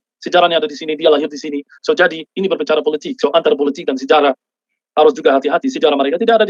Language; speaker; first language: Indonesian; non-native, fluent; Arabic